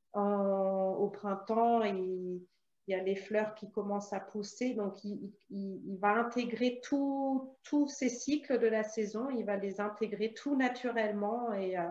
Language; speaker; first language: French; non-native, fluent; German